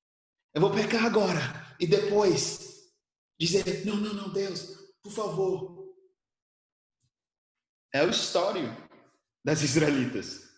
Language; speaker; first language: Portuguese; early bilingual, other home language; English